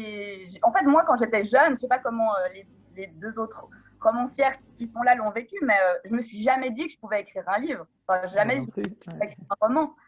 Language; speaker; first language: French; native; French